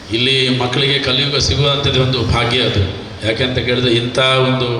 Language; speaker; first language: Kannada; non-native, local second language; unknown